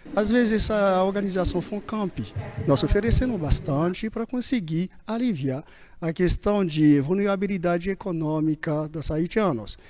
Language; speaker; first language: Portuguese; non-native, fluent; Haitian Creole